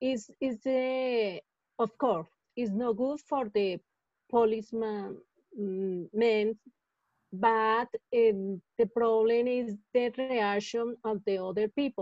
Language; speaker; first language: English; non-native, learner; Spanish